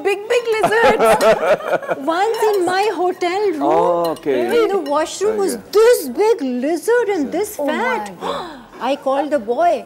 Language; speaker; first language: English; non-native, local second language; Urdu